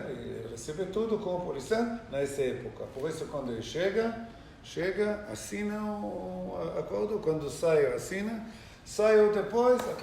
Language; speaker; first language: Portuguese; non-native, learner; Hebrew